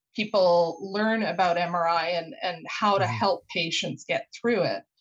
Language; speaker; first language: English; native; English